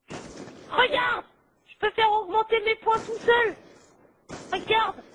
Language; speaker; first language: French; native; French